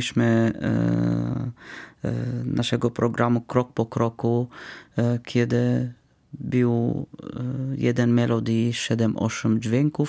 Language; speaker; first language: Polish; non-native, fluent; Arabic